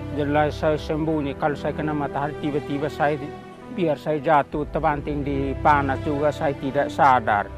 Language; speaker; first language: Indonesian; non-native, local second language; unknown